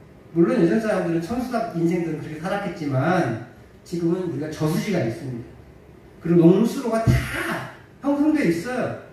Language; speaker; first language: Korean; native; Korean